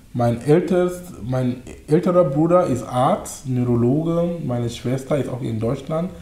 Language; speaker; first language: German; non-native, fluent; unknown